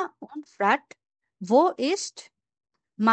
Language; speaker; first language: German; non-native, fluent; Bangla